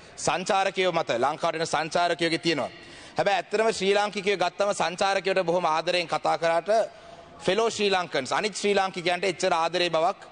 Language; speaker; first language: Sinhala; non-native, local second language; Tamil